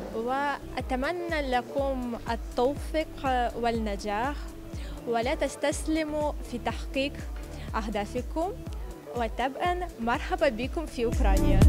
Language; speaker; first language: Arabic; non-native, fluent; Ukrainian